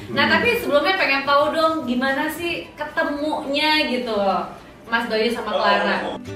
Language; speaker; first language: Indonesian; native; Indonesian